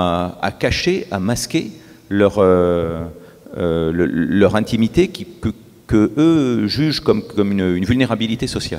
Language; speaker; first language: French; native; French